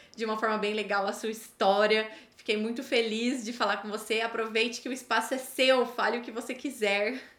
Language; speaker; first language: Portuguese; native; Portuguese